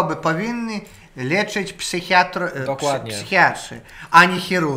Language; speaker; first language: Polish; non-native, learner; Russian